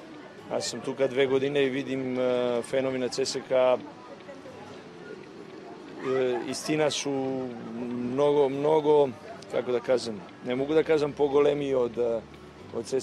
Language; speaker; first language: Bulgarian; non-native, learner; Macedonian